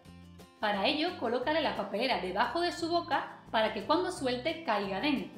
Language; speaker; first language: Spanish; native; Spanish